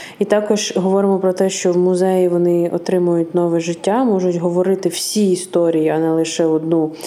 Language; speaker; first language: Ukrainian; native; Ukrainian